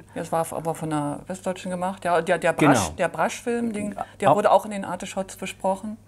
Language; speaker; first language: German; native; German